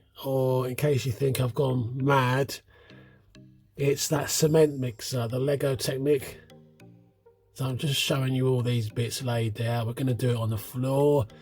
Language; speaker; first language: English; native; English